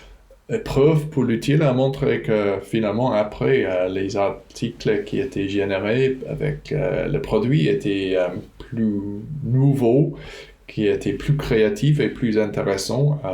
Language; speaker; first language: French; non-native, fluent; English